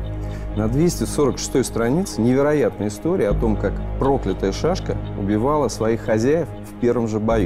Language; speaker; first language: Russian; native; Russian